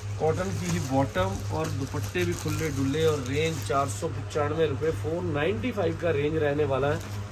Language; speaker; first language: Hindi; non-native, local second language; Punjabi